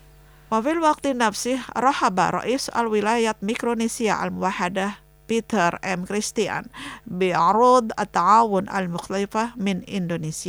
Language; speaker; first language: Arabic; non-native, fluent; Indonesian